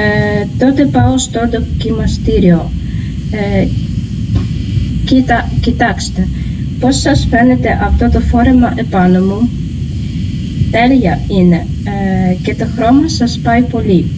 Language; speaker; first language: Greek; non-native, learner; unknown